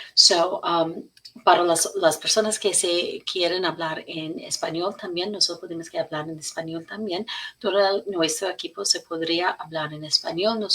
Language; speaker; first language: Spanish; non-native, learner; English